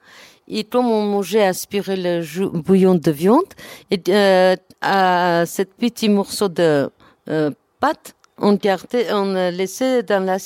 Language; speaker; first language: French; non-native, learner; Armenian